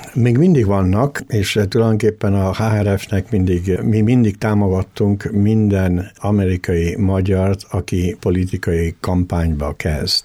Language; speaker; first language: Hungarian; early bilingual, other home language; Spanish